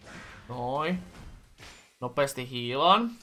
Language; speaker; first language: Finnish; native; Finnish